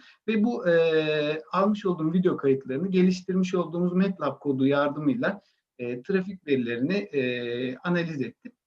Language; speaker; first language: Turkish; native; Turkish